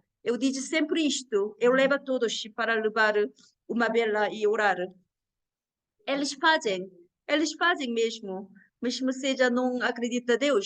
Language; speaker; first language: Portuguese; non-native, learner; Korean